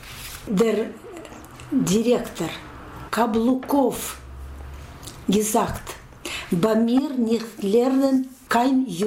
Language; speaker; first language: German; non-native, learner; Russian